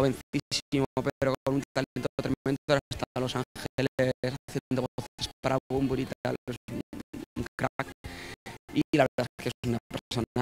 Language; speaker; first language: Spanish; native; Spanish